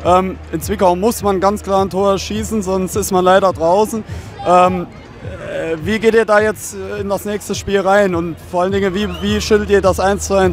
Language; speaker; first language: German; native; German